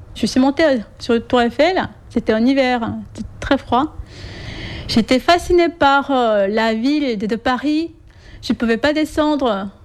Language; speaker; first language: French; non-native, fluent; Korean